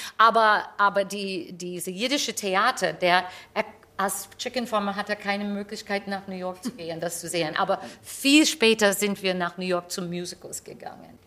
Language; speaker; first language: German; non-native, fluent; English